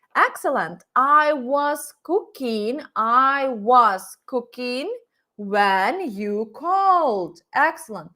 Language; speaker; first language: English; non-native, fluent; Ukrainian